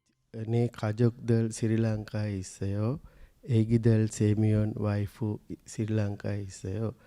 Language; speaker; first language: Korean; non-native, learner; Sinhala